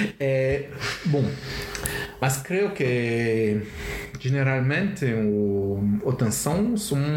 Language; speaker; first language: Portuguese; non-native, learner; French